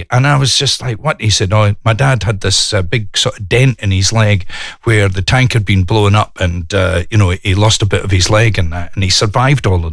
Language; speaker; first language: English; native; English